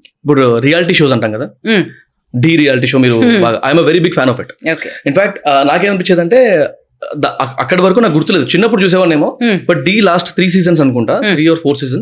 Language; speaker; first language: Telugu; native; Telugu